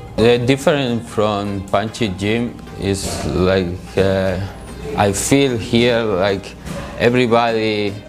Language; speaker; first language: English; non-native, learner; Spanish